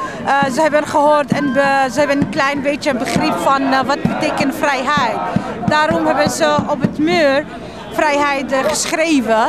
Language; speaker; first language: Dutch; non-native, fluent; Arabic